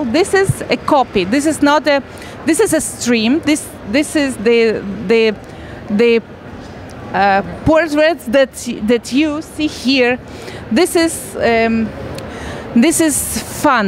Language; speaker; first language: English; non-native, learner; Russian